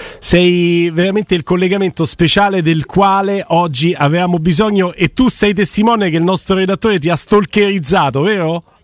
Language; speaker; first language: Italian; native; Italian